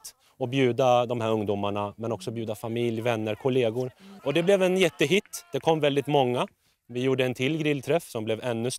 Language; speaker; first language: Swedish; native; Swedish